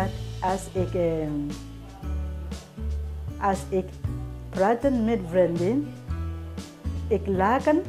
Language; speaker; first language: Dutch; non-native, learner; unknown